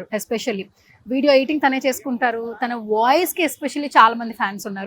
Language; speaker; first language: Telugu; native; Telugu